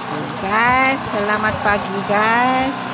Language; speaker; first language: Indonesian; non-native, local second language; Javanese